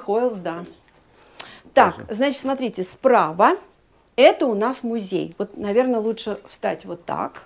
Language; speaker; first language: Russian; native; Russian